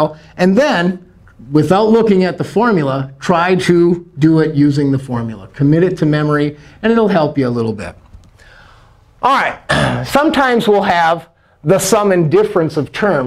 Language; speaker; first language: English; native; English